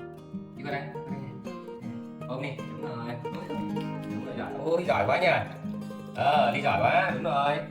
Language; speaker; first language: Vietnamese; native; Vietnamese